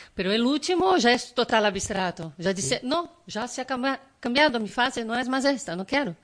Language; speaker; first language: Spanish; non-native, learner; Portuguese